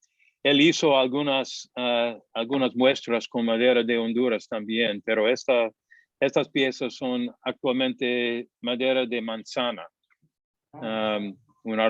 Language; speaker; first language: Spanish; non-native, fluent; English